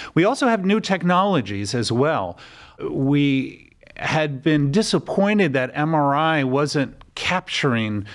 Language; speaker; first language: English; native; English